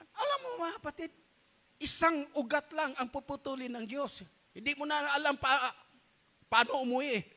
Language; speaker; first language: Filipino; non-native, local second language; Cebuano